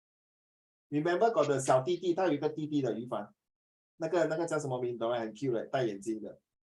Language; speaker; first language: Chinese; native; Chinese